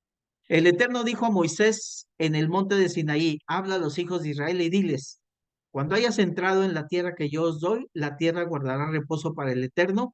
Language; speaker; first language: Spanish; native; Spanish